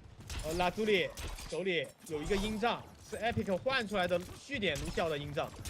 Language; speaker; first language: Chinese; native; Chinese